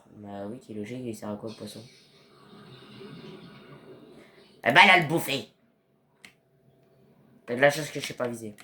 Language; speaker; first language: French; native; French